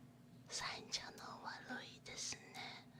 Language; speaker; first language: Japanese; non-native, learner; Chinese